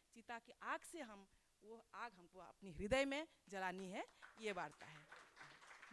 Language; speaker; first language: Hindi; non-native, local second language; Assamese